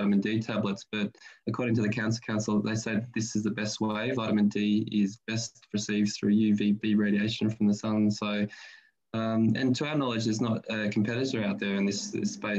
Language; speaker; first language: English; native; English